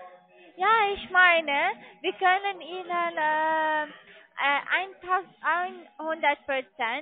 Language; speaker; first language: German; non-native, learner; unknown